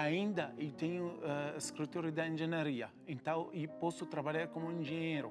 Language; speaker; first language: Portuguese; non-native, learner; Arabic